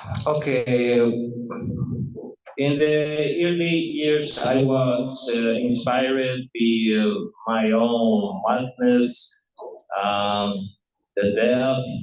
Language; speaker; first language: English; non-native, learner; Spanish